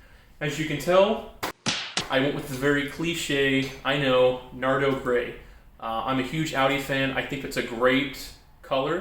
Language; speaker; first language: English; native; English